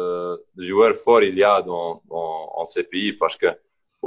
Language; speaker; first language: French; non-native, local second language; Dutch